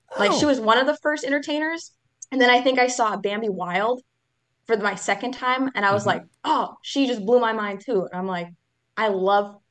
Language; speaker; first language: English; native; English